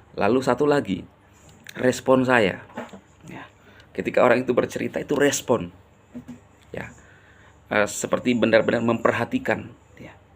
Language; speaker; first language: Indonesian; native; Indonesian